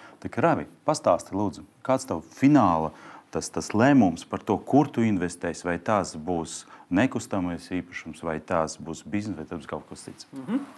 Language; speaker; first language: Latvian; non-native, local second language; Russian